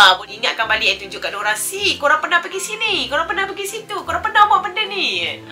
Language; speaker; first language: Malay; native; Malay